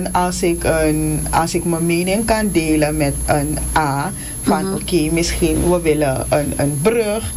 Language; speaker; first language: Dutch; non-native, local second language; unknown